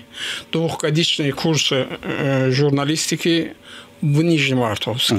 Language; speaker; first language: Russian; non-native, local second language; Azerbaijani